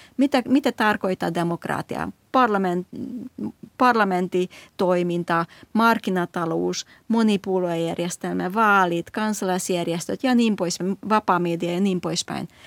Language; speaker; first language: Finnish; non-native, fluent; Hungarian